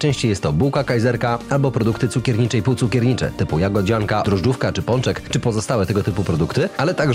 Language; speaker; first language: Polish; native; Polish